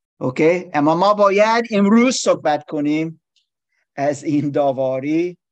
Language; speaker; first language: Persian; non-native, learner; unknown